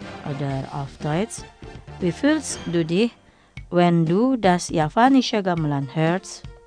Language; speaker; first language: German; non-native, fluent; Indonesian